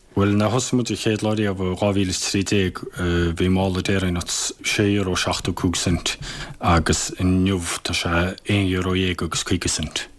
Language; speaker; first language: Irish; native; Irish